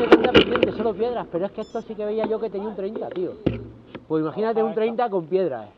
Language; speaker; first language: Spanish; native; Spanish